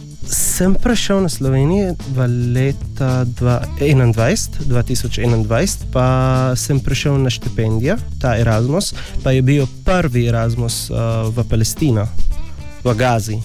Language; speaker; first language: Slovenian; non-native, learner; Arabic